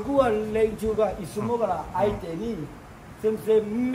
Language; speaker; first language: Japanese; non-native, learner; Thai